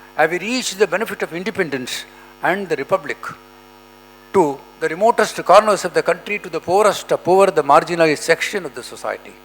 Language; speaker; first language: English; non-native, local second language; Tamil